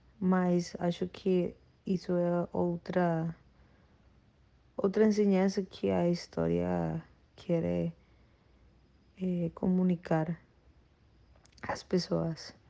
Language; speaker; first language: Portuguese; non-native, learner; Spanish